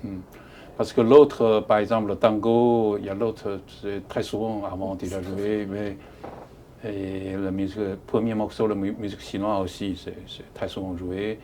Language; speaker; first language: French; non-native, learner; Chinese